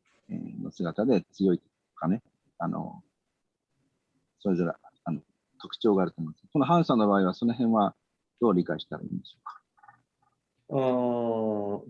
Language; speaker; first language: Japanese; native; Japanese